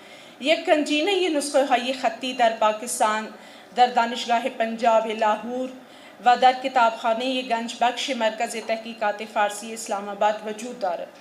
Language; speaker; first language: Persian; non-native, fluent; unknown